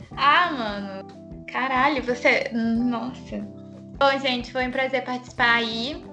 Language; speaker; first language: Portuguese; native; Portuguese